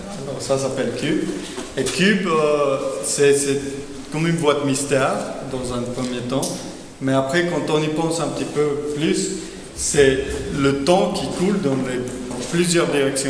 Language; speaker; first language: French; non-native, fluent; Spanish